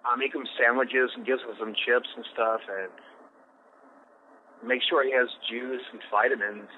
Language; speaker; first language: English; native; English